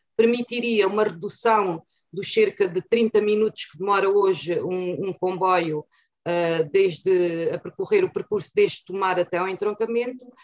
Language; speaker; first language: Portuguese; native; Portuguese